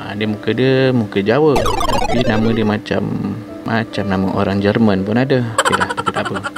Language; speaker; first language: Malay; native; Malay